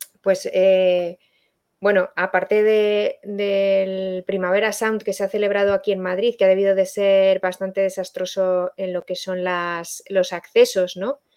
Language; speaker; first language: Spanish; native; Spanish